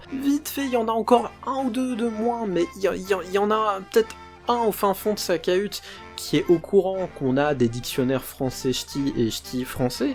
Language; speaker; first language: French; native; French